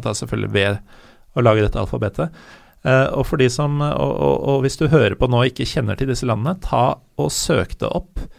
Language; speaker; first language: Norwegian; native; Norwegian